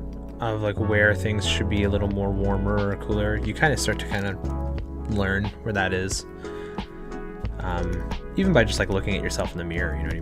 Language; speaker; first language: English; native; English